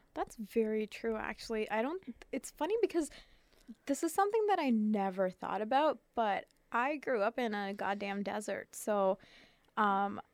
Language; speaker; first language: English; early bilingual, other home language; Urdu